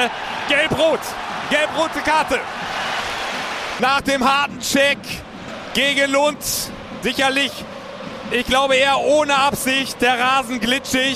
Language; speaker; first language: German; native; German